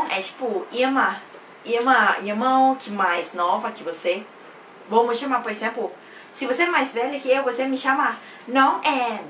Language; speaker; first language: Portuguese; non-native, fluent; Thai